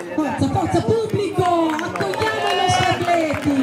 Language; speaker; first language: Italian; native; Italian